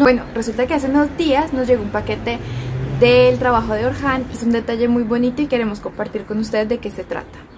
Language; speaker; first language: Spanish; native; Spanish